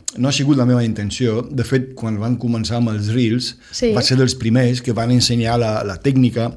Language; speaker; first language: Catalan; non-native, fluent; Romanian